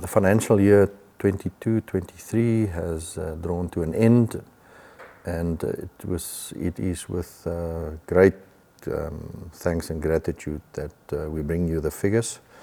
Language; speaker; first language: English; non-native, local second language; Afrikaans